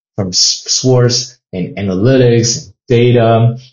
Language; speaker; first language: English; non-native, fluent; Chinese